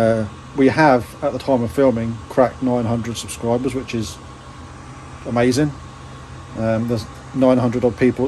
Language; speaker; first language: English; native; English